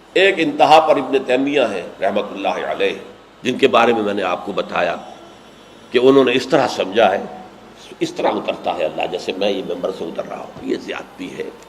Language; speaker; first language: Urdu; native; Urdu